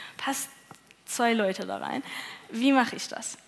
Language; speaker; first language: German; non-native, learner; Persian